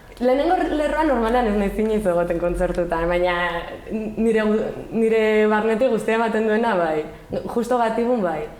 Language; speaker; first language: Basque; non-native, local second language; Spanish